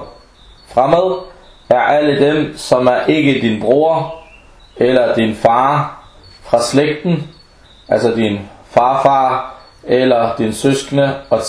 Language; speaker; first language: Danish; non-native, fluent; Arabic